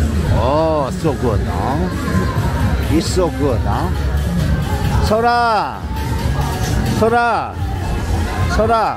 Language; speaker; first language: English; non-native, learner; Korean